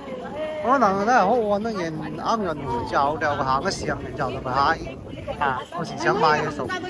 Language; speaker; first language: Chinese; native; Chinese